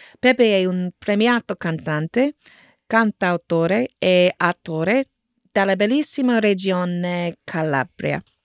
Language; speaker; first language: Italian; non-native, learner; English